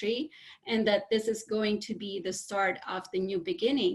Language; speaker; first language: English; non-native, local second language; Filipino